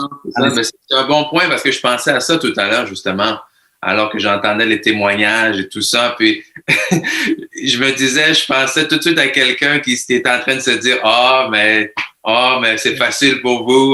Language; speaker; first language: French; native; French